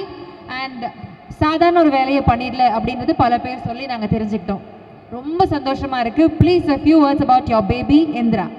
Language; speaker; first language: Tamil; native; Tamil